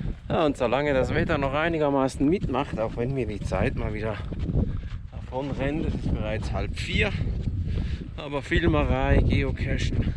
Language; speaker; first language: German; native; German